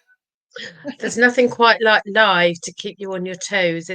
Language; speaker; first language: English; native; English